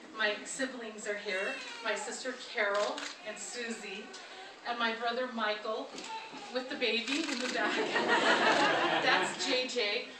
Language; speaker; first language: English; early bilingual, other home language; Spanish